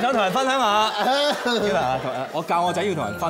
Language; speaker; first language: Cantonese; native; Cantonese